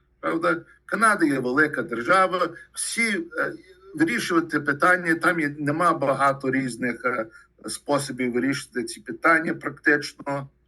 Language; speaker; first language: Ukrainian; early bilingual, heritage; Ukrainian